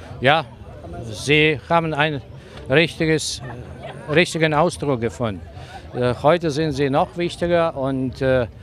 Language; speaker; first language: German; non-native, fluent; Russian